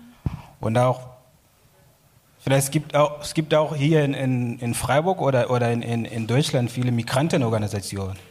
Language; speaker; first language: German; non-native, learner; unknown